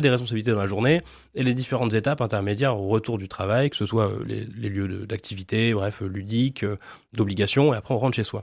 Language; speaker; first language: French; native; French